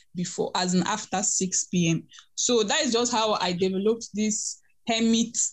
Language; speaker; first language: English; non-native, local second language; Igbo